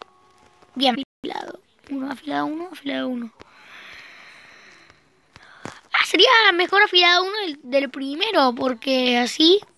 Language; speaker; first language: Spanish; native; Spanish